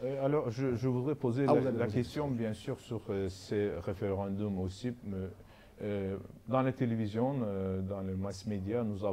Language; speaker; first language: French; non-native, learner; Azerbaijani